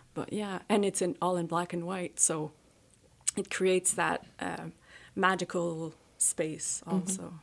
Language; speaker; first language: English; native; English